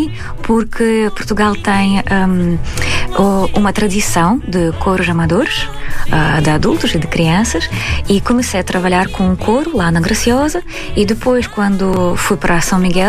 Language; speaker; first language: Portuguese; non-native, fluent; Belarusian